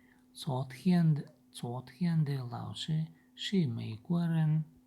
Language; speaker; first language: Chinese; non-native, learner; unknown